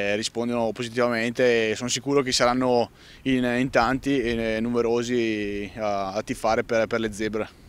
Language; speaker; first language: Italian; native; Italian